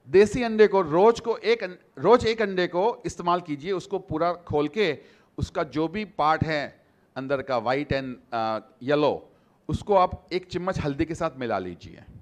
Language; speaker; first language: Hindi; non-native, local second language; Gujarati